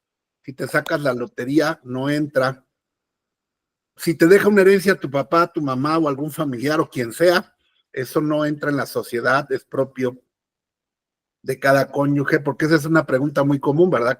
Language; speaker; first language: Spanish; native; Spanish